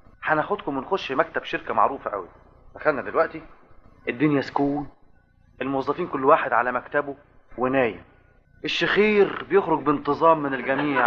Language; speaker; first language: Arabic; native; Arabic